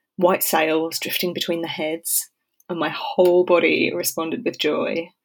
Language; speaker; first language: English; native; English